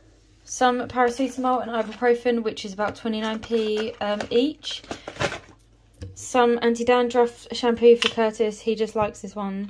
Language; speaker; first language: English; native; English